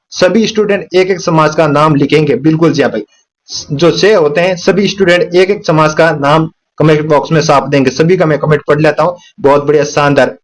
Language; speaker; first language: Hindi; native; Hindi